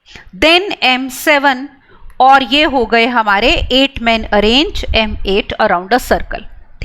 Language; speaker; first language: Hindi; native; Hindi